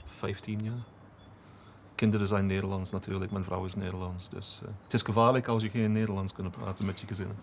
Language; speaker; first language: Dutch; non-native, fluent; English